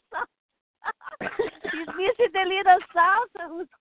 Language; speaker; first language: English; non-native, learner; Portuguese